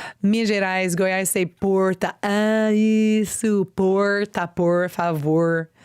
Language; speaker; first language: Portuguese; non-native, learner; English